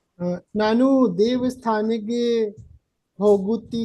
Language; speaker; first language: Kannada; non-native, learner; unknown